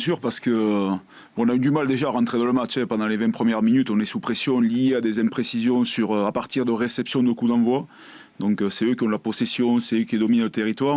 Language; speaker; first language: French; native; French